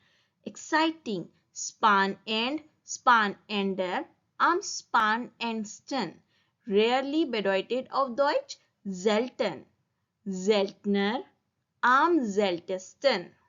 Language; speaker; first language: German; non-native, learner; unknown